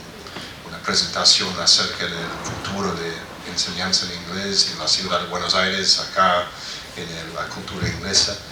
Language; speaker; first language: Spanish; non-native, fluent; English